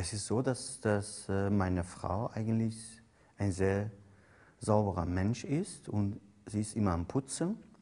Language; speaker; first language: German; non-native, fluent; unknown